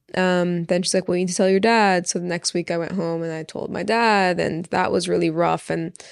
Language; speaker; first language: English; early bilingual, other home language; Persian